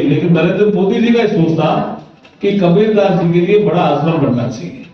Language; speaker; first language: Hindi; native; Hindi